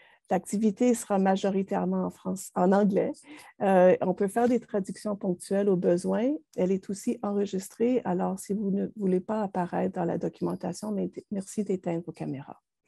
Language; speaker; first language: French; native; French